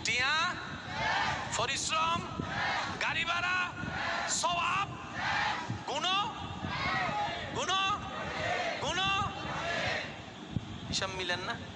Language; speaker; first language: Bangla; non-native, local second language; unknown